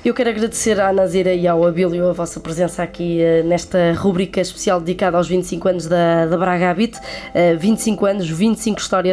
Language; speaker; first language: Portuguese; native; Portuguese